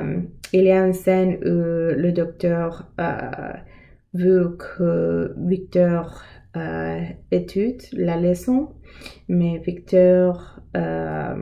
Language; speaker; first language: French; non-native, learner; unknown